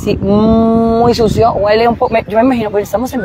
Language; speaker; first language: Spanish; native; Spanish